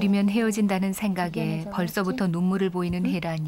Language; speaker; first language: Korean; native; Korean